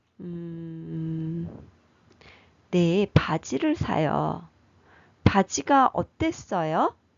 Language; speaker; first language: Korean; native; Korean